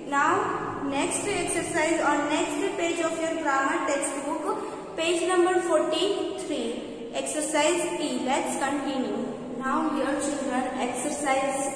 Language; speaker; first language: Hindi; non-native, local second language; Gujarati